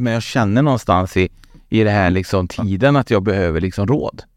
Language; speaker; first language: Swedish; native; Swedish